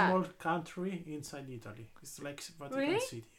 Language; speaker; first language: English; non-native, learner; Italian